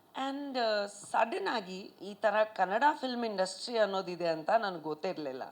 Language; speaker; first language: Kannada; non-native, local second language; Punjabi